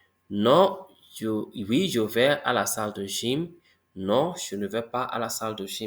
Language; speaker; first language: French; non-native, fluent; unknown